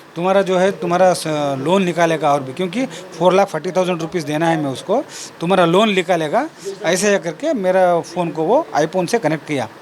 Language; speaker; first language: Hindi; non-native, local second language; Kannada